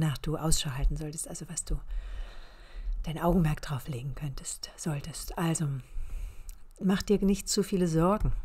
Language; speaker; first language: German; native; German